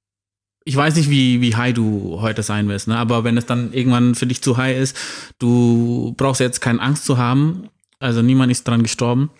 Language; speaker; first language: German; non-native, fluent; Indonesian